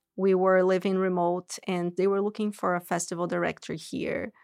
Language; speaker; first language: English; non-native, fluent; Portuguese